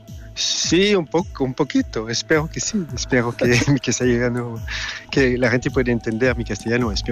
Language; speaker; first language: Spanish; non-native, fluent; French